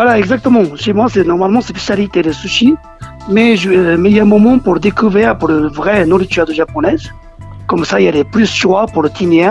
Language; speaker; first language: French; non-native, learner; Japanese